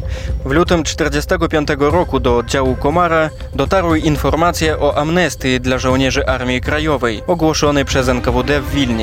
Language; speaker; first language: Polish; native; Polish